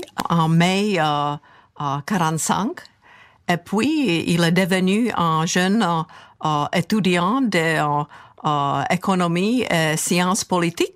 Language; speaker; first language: French; non-native, fluent; Czech